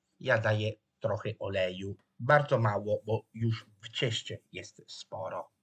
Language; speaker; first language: Polish; non-native, fluent; Italian